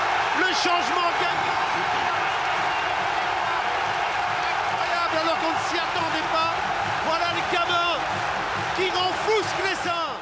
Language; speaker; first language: French; native; French